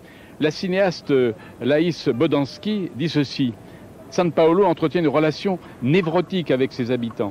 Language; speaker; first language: French; native; French